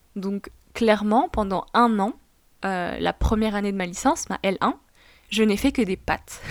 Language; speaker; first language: French; non-native, local second language; Arabic